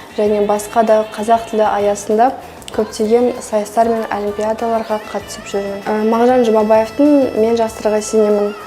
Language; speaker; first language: Kazakh; non-native, local second language; Russian